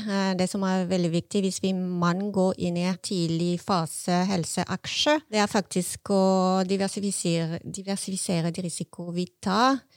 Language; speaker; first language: Norwegian; non-native, fluent; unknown